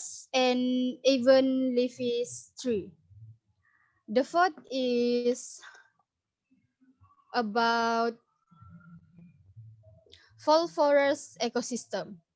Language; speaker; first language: English; non-native, learner; Indonesian